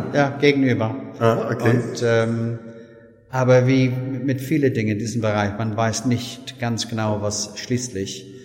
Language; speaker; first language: German; non-native, learner; English